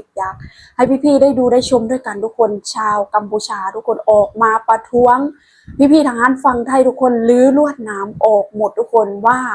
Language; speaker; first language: Thai; non-native, local second language; Lao